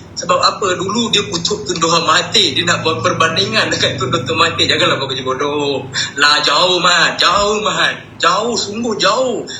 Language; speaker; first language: Malay; non-native, local second language; Tamil